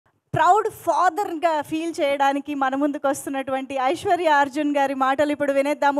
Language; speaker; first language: Telugu; native; Telugu